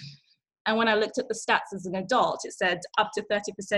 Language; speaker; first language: English; early bilingual, other home language; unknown